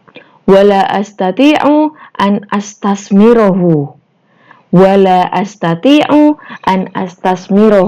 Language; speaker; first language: Arabic; non-native, learner; Indonesian